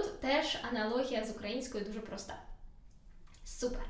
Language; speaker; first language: Polish; non-native, learner; Ukrainian